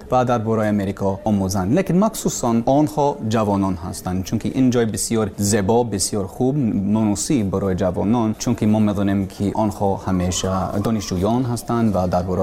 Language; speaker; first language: Persian; non-native, learner; English